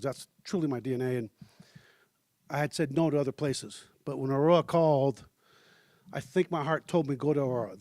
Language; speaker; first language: English; early bilingual, heritage; Spanish